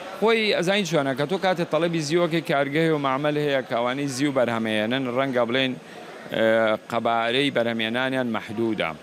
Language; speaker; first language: Central Kurdish; native; Central Kurdish